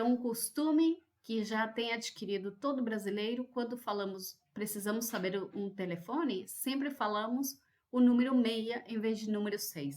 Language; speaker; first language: Portuguese; non-native, fluent; Spanish